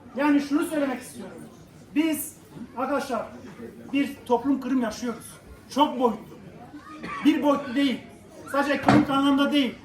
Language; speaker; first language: Turkish; non-native, local second language; Kurdish